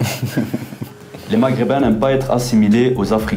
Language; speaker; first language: French; early bilingual, other home language; Arabic